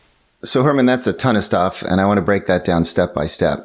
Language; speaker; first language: English; native; English